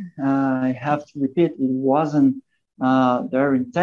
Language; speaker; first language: English; non-native, fluent; Portuguese